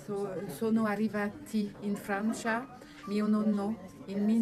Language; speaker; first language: Italian; non-native, learner; French